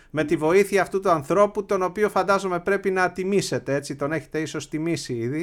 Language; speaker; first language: Greek; native; Greek